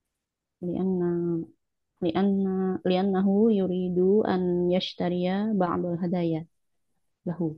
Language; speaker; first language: Arabic; non-native, learner; Indonesian